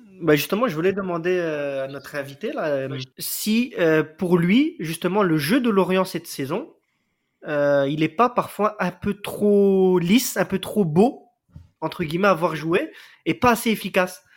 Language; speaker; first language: French; native; French